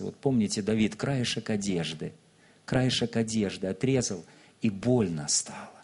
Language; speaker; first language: Russian; native; Russian